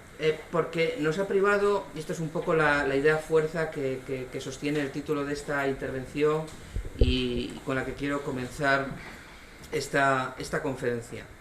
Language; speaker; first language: Spanish; native; Spanish